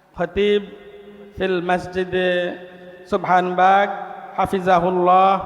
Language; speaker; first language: Arabic; non-native, fluent; Bangla